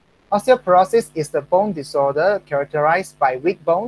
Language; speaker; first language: English; non-native, local second language; Chinese